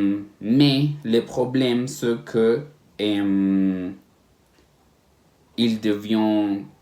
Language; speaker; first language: French; non-native, learner; Spanish